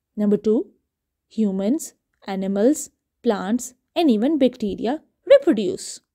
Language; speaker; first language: English; non-native, local second language; Urdu